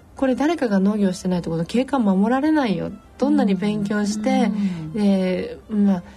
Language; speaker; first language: Japanese; native; Japanese